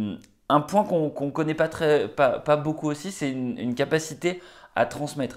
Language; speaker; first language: French; native; French